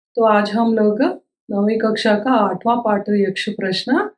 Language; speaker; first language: Hindi; non-native, local second language; Telugu